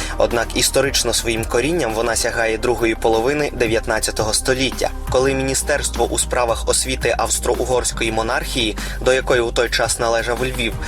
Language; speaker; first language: Ukrainian; native; Ukrainian